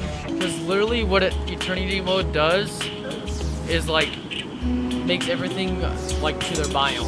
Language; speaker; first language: English; native; English